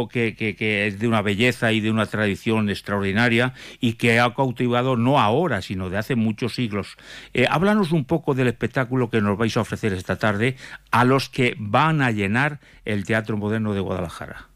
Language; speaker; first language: Spanish; native; Spanish